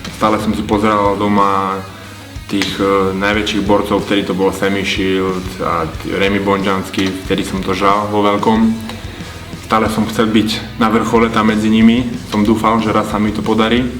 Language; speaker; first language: Slovak; native; Slovak